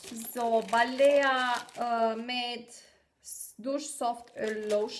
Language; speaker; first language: German; non-native, fluent; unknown